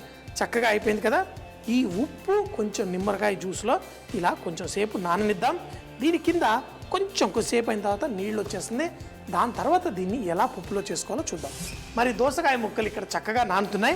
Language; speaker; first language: Telugu; native; Telugu